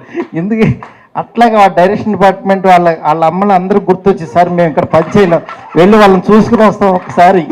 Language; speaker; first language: Telugu; native; Telugu